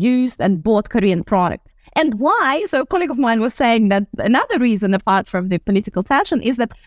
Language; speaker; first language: English; non-native, fluent; Russian